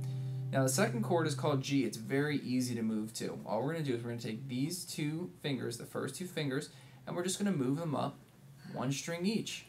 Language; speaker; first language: English; native; English